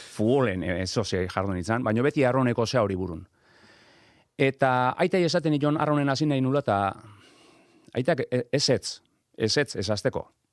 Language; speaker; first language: Basque; native; Basque